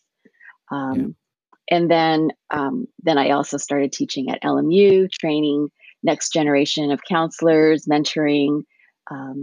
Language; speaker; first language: English; early bilingual, other home language; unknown